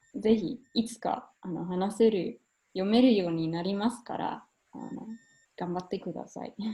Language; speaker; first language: Japanese; non-native, fluent; German